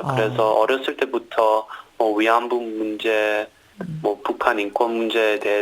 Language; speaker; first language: Korean; early bilingual, heritage; Korean